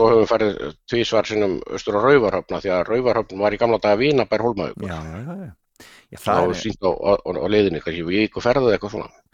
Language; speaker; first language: Icelandic; native; Icelandic